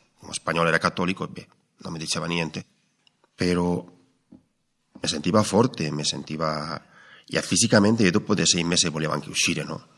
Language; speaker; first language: Italian; non-native, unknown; Spanish